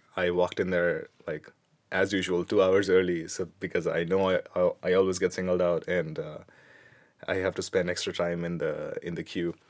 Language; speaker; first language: English; non-native, local second language; Punjabi